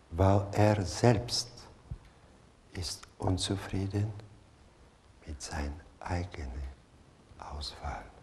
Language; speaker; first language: German; non-native, fluent; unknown